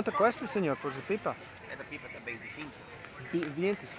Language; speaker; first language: Spanish; non-native, learner; English